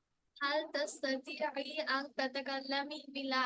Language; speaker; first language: Arabic; non-native, learner; Bangla